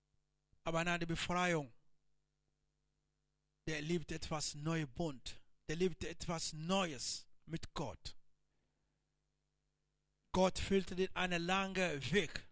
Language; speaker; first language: German; non-native, learner; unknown